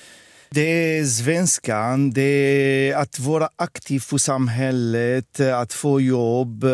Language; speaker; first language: Swedish; non-native, fluent; Arabic